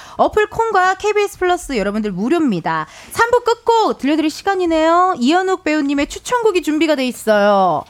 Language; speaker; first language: Korean; native; Korean